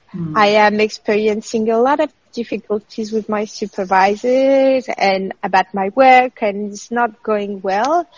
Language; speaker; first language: English; non-native, fluent; French